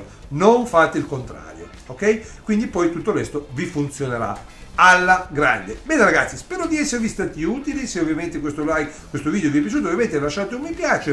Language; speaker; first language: Italian; native; Italian